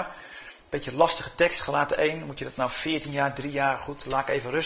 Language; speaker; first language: Dutch; native; Dutch